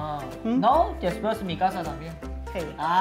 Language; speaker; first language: Spanish; non-native, learner; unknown